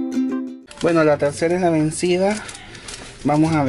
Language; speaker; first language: Spanish; native; Spanish